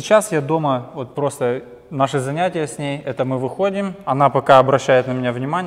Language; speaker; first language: Russian; native; Russian